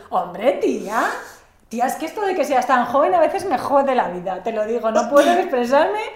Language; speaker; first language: Spanish; native; Spanish